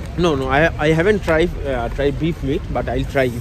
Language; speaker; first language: English; non-native, local second language; Bangla